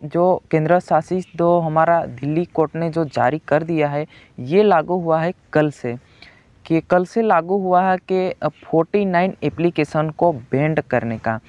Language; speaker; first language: Hindi; non-native, local second language; Gujarati